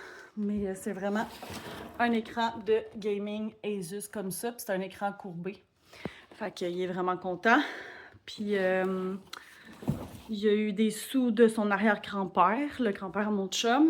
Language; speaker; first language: French; native; French